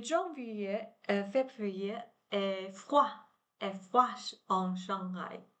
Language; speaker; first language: French; non-native, learner; Chinese